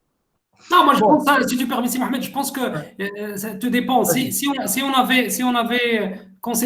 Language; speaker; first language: French; non-native, local second language; Arabic